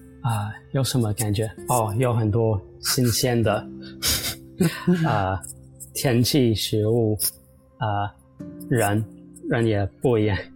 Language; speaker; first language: Chinese; non-native, fluent; English